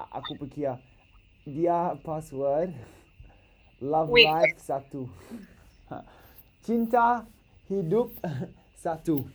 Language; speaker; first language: Indonesian; non-native, learner; English